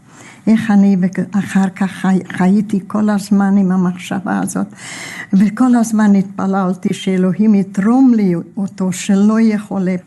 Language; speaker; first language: Hebrew; non-native, fluent; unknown